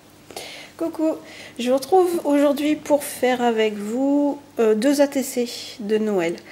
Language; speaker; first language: French; native; French